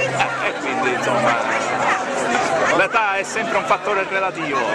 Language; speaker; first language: Italian; native; Italian